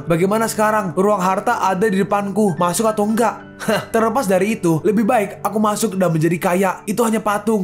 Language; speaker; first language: Indonesian; native; Indonesian